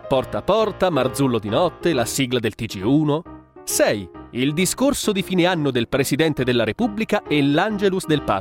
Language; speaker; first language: Italian; native; Italian